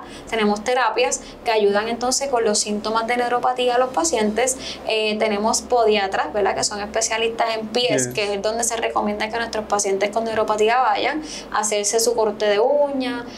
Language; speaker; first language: Spanish; native; Spanish